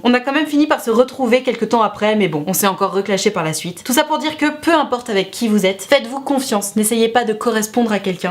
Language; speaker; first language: French; native; French